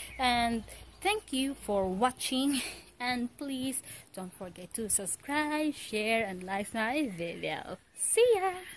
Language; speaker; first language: English; non-native, local second language; Filipino